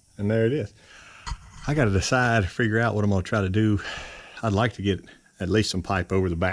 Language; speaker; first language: English; native; English